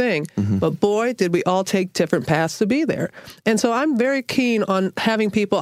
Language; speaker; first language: English; native; English